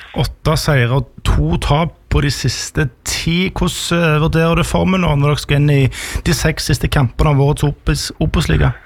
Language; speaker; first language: Norwegian; native; Norwegian